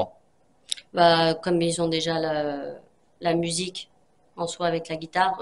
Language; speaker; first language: French; native; French